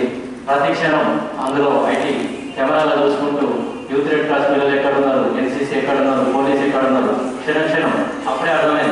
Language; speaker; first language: Telugu; native; Telugu